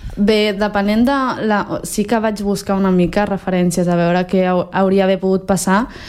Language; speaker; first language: Catalan; early bilingual, heritage; Catalan